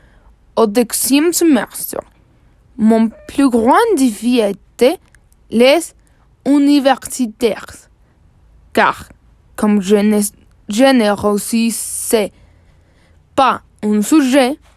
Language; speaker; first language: French; non-native, learner; Spanish